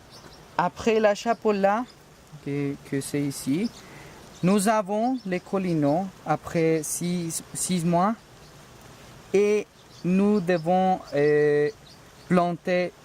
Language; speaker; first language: French; non-native, learner; Spanish